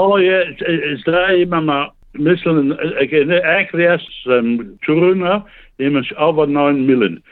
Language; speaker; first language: Slovenian; early bilingual, heritage; Slovenian